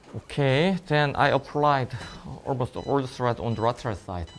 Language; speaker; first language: English; non-native, fluent; Korean